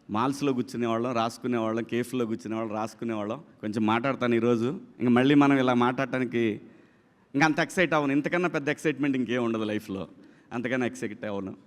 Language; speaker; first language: Telugu; native; Telugu